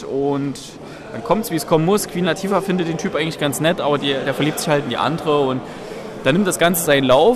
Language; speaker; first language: German; native; German